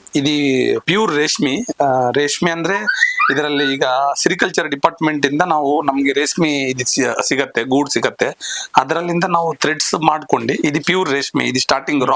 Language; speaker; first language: Kannada; non-native, local second language; Telugu